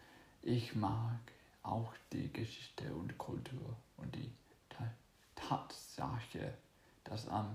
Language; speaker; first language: German; non-native, fluent; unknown